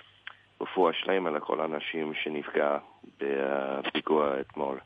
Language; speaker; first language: Hebrew; non-native, learner; English